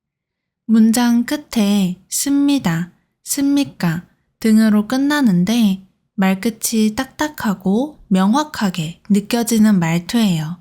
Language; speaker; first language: Korean; native; Korean